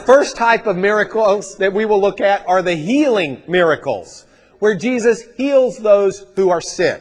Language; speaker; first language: English; native; English